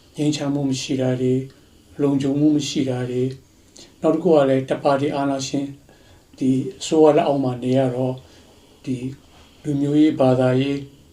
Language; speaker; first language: Burmese; native; Burmese